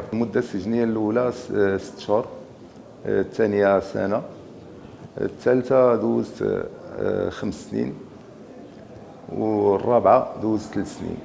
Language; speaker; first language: Arabic; native; Arabic